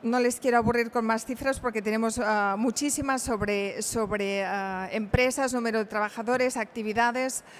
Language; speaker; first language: Spanish; non-native, local second language; Catalan